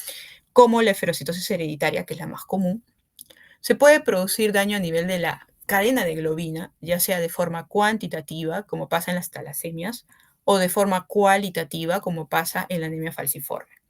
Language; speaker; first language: Spanish; native; Spanish